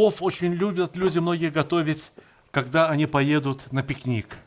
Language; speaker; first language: Russian; native; Russian